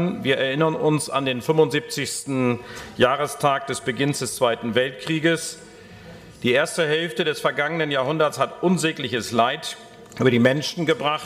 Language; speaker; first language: German; native; German